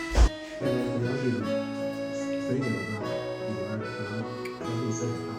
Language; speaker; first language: Chinese; native; Chinese